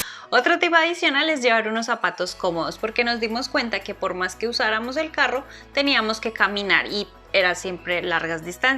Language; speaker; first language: Spanish; native; Spanish